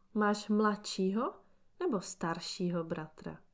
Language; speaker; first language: Czech; native; Czech